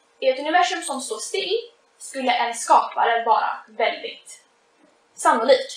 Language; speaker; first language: Swedish; native; Swedish